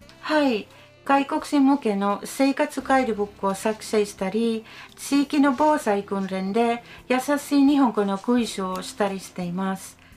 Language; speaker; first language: Japanese; non-native, fluent; Finnish